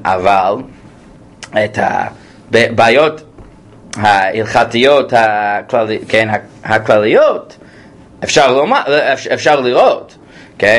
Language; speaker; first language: Hebrew; non-native, fluent; English